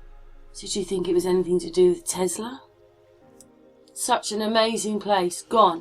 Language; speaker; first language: English; native; English